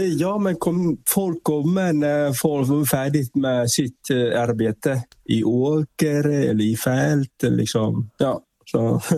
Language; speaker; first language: Swedish; non-native, fluent; Vietnamese